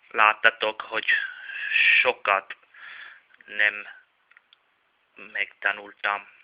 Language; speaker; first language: Hungarian; non-native, learner; Czech